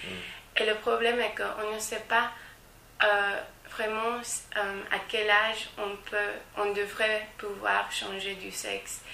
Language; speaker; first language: French; non-native, fluent; English